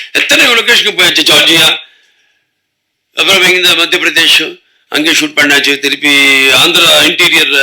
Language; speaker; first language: Tamil; non-native, local second language; Telugu